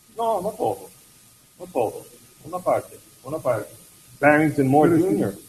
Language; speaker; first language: Spanish; non-native, fluent; English